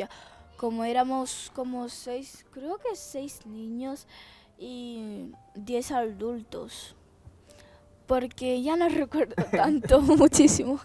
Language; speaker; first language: Spanish; early bilingual, other home language; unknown